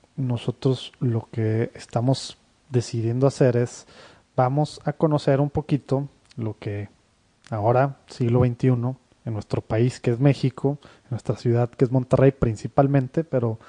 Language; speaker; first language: Spanish; native; Spanish